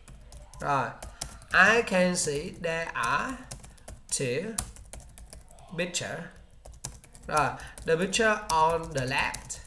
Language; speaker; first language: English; non-native, learner; Vietnamese